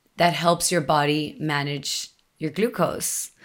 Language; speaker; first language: English; early bilingual, other home language; Spanish